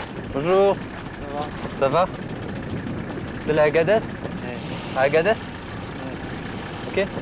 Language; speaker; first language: French; native; French